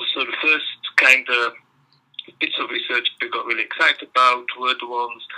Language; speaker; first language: English; non-native, fluent; Dutch